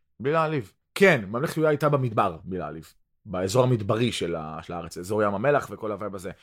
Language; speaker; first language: Hebrew; early bilingual, other home language; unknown